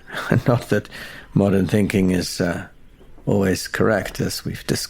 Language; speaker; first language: English; native; English